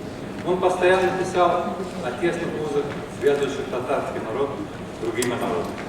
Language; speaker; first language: Russian; non-native, local second language; Kara-Kalpak